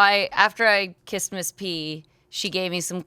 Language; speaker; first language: English; native; English